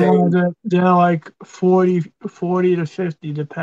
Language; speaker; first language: English; native; English